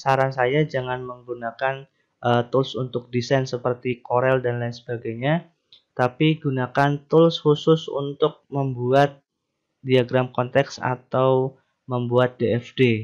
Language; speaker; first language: Indonesian; native; Indonesian